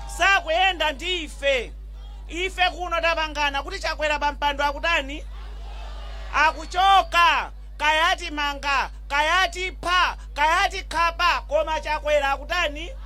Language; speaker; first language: Nyanja; non-native, local second language; Yao